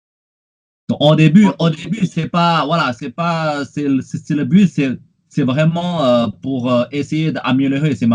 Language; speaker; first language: French; non-native, fluent; Chinese